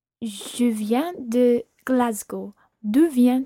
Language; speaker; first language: French; non-native, learner; English